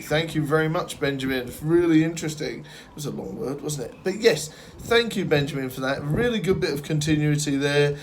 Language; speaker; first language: English; native; English